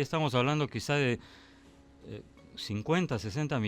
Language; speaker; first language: Spanish; native; Spanish